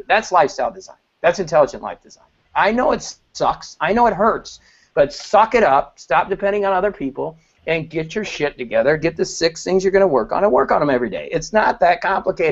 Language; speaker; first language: English; native; English